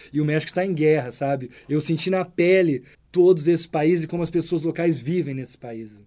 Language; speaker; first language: Portuguese; native; Portuguese